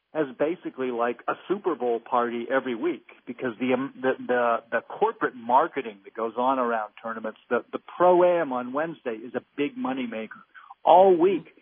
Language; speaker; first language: English; native; English